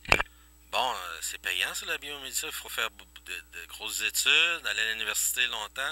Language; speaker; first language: French; native; French